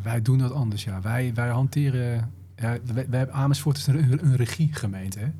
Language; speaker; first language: Dutch; native; Dutch